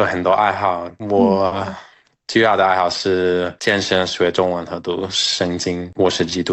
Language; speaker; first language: Chinese; non-native, learner; English